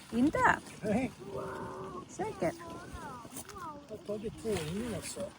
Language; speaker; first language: Swedish; non-native, fluent; Thai